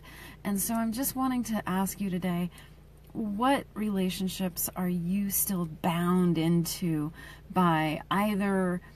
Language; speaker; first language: English; native; English